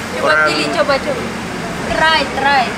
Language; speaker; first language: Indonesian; non-native, learner; Russian